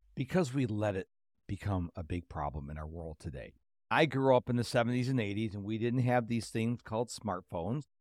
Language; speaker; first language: English; early bilingual, other home language; Polish